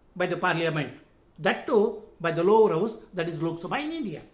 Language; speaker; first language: English; non-native, local second language; Kannada